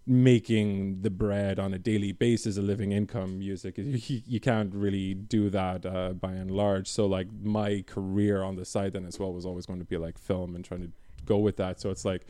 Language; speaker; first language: English; native; English